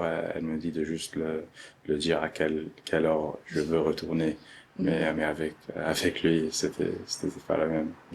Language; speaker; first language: French; early bilingual, other home language; Arabic